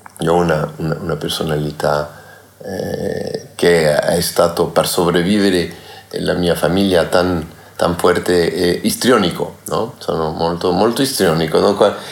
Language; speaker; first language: Italian; non-native, learner; Spanish